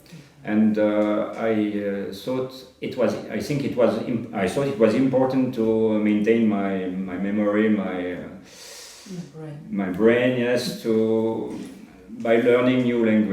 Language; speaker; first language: English; non-native, fluent; French